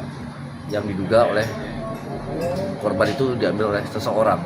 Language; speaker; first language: Indonesian; native; Indonesian